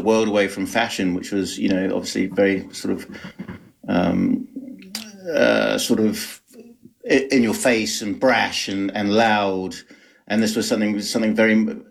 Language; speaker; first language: English; native; English